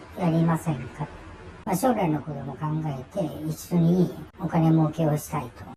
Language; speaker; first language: Japanese; native; Japanese